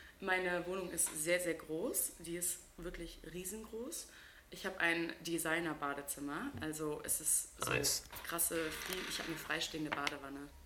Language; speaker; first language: German; native; German